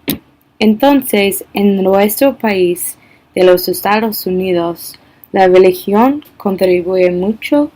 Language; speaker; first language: Spanish; non-native, learner; English